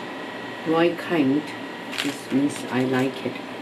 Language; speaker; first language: English; non-native, learner; Chinese